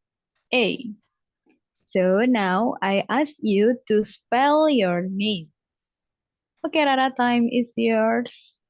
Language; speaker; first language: English; non-native, fluent; Javanese